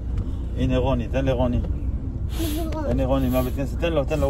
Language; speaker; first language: Hebrew; native; Hebrew